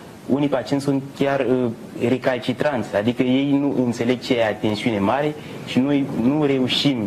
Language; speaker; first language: Romanian; non-native, fluent; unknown